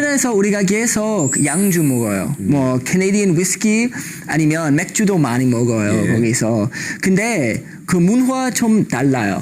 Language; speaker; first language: Korean; non-native, learner; English